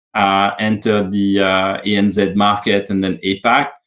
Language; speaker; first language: English; non-native, fluent; French